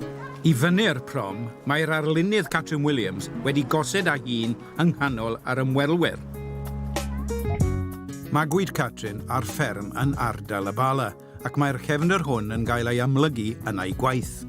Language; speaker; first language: Welsh; native; Welsh